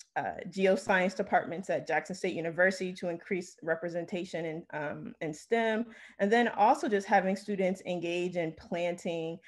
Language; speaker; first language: English; native; English